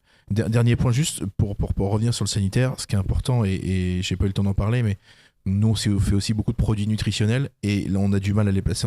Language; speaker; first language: French; native; French